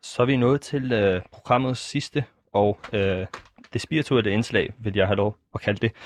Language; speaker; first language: Danish; early bilingual, other home language; Arabic